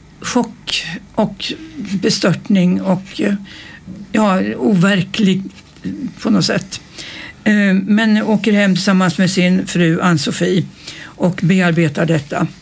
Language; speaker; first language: Swedish; native; Swedish